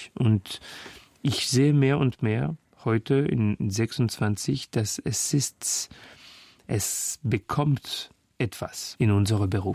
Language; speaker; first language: German; non-native, fluent; French